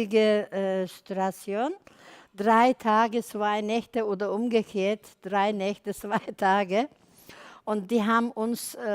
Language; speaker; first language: German; non-native, learner; Turkish